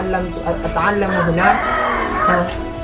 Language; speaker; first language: Arabic; non-native, learner; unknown